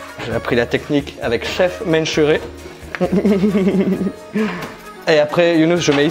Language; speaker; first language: French; native; French